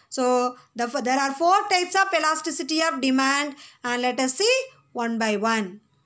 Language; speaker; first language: English; non-native, local second language; Tamil